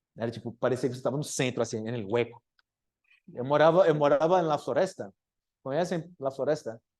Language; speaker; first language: Portuguese; native; Portuguese